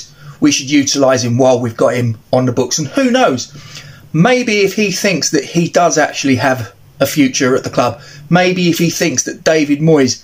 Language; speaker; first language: English; native; English